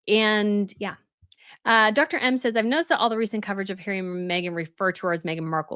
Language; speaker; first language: English; native; English